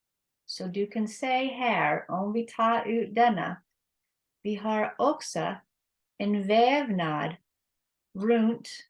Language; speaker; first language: Swedish; non-native, learner; English